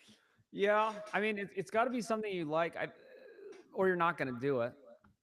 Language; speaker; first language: English; native; English